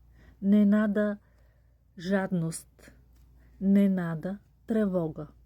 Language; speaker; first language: Russian; non-native, learner; Bulgarian